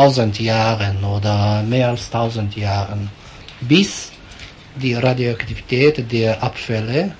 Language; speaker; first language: German; non-native, fluent; Japanese